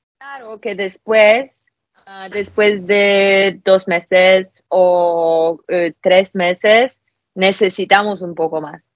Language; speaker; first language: Spanish; non-native, fluent; Polish